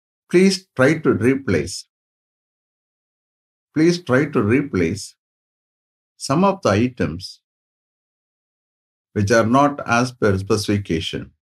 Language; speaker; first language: English; non-native, local second language; Tamil